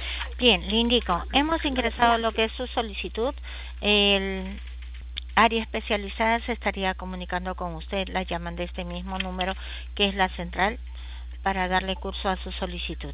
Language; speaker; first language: Spanish; native; Spanish